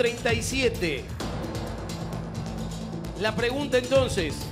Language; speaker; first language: Spanish; native; Spanish